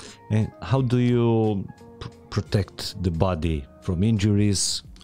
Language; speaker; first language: English; non-native, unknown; Romanian